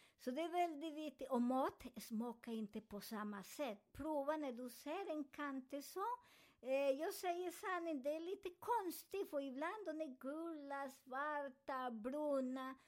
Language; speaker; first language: Swedish; non-native, fluent; Spanish